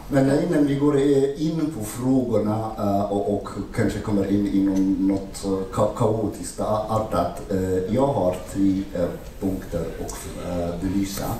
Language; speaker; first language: Swedish; non-native, fluent; Arabic